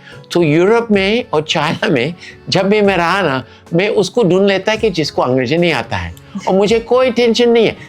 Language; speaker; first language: Hindi; non-native, fluent; English